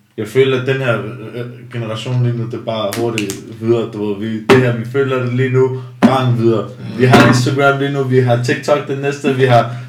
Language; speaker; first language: Danish; early bilingual, other home language; Armenian